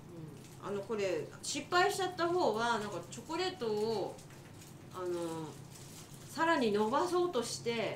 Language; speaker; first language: Japanese; native; Japanese